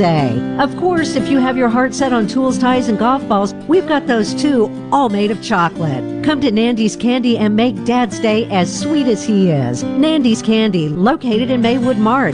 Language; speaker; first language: English; non-native, fluent; Spanish